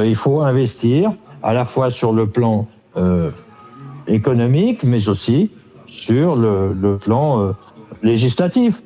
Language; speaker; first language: French; native; French